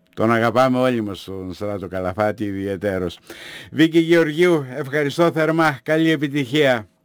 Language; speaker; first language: Greek; native; Greek